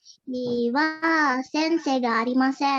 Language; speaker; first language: Japanese; non-native, learner; Indonesian